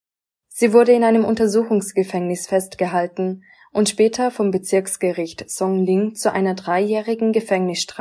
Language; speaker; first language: German; native; German